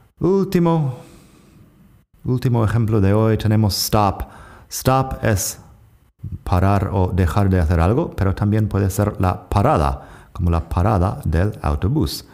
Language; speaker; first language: Spanish; non-native, fluent; English